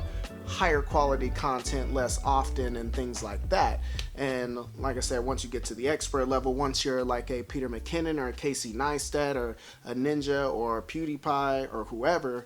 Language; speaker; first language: English; native; English